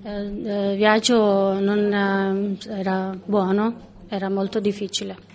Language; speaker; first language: Italian; non-native, learner; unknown